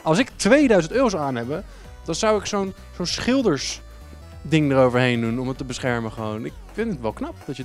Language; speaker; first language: Dutch; native; Dutch